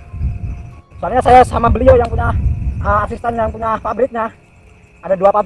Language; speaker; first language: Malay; non-native, local second language; Javanese